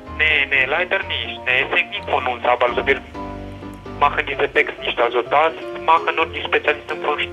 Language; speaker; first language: German; non-native, learner; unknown